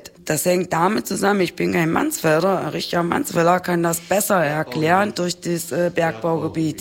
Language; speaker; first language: German; native; German